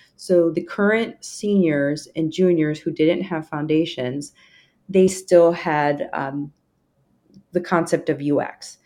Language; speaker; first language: English; native; English